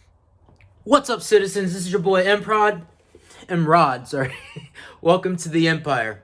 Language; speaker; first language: English; native; English